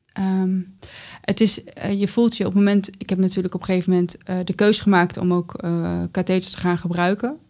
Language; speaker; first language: Dutch; native; Dutch